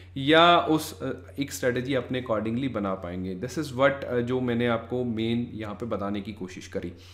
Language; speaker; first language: Hindi; native; Hindi